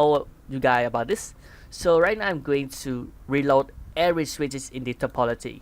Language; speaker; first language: English; non-native, fluent; Khmer